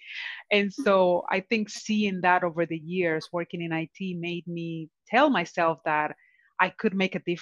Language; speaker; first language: English; non-native, fluent; Spanish